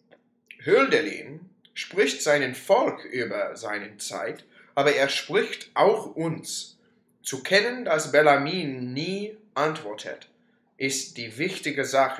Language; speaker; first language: German; non-native, learner; English